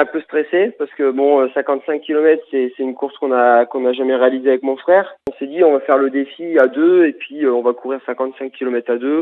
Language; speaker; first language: French; native; French